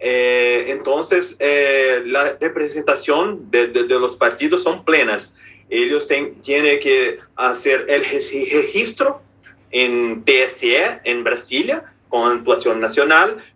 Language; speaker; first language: Spanish; non-native, fluent; Portuguese